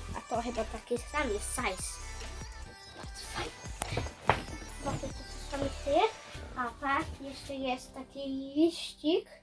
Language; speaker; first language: Polish; early bilingual, heritage; Polish